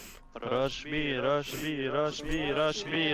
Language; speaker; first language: English; non-native, fluent; Icelandic